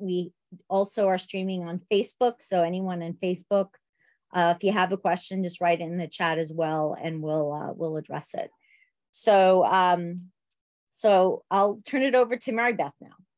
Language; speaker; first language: English; native; English